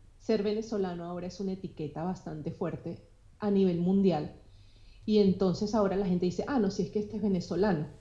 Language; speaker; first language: Spanish; native; Spanish